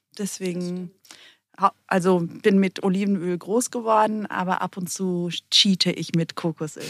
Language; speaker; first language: German; early bilingual, other home language; Greek